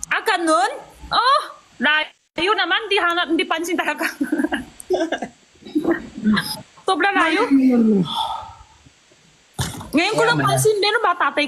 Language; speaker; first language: Filipino; non-native, learner; Chinese